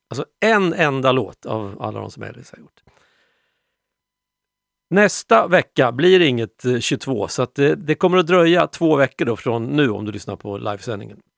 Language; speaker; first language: Swedish; native; Swedish